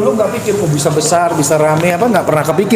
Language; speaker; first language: Indonesian; native; Indonesian